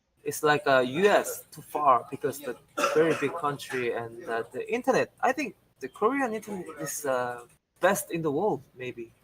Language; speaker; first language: English; non-native, learner; Korean